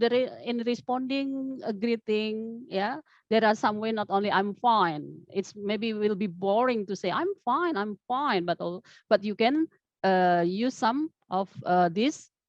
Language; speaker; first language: English; non-native, fluent; Indonesian